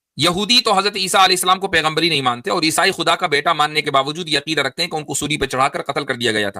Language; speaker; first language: Urdu; native; Urdu